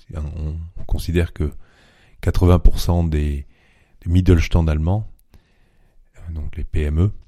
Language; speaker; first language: French; native; French